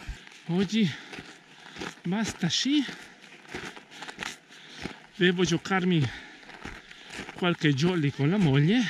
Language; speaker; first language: Italian; native; Italian